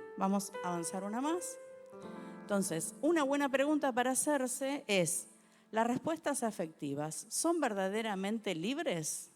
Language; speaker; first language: Spanish; native; Spanish